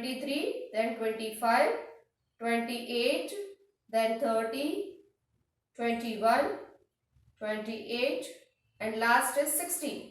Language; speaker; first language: English; non-native, local second language; Hindi